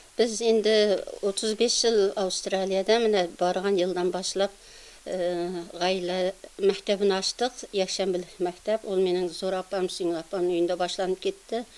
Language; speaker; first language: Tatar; early bilingual, heritage; Tatar